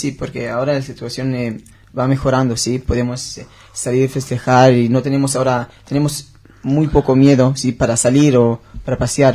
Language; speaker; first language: Spanish; non-native, learner; Hebrew